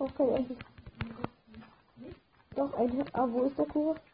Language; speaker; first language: German; native; German